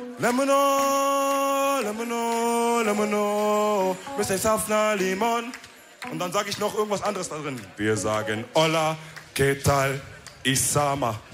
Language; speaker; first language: German; early bilingual, other home language; Wolof